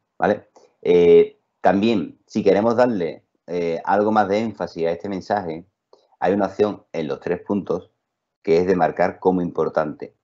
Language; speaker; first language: Spanish; native; Spanish